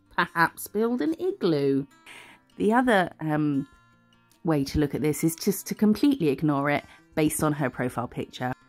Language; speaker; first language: English; native; English